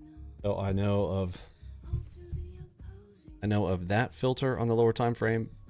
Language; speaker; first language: English; native; English